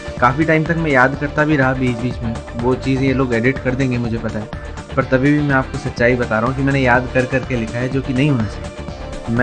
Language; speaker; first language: Hindi; native; Hindi